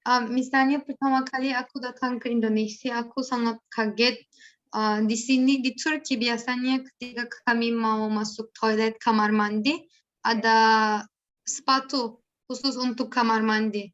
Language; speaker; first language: Indonesian; non-native, learner; Turkish